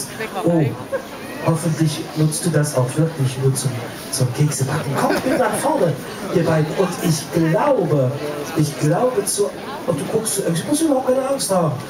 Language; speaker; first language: German; native; German